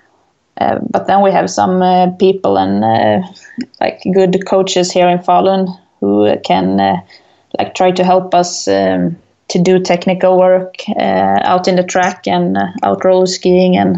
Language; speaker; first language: English; non-native, fluent; Swedish